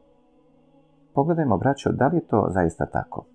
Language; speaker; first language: Serbian; native; Serbian